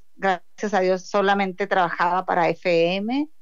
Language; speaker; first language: Spanish; native; Spanish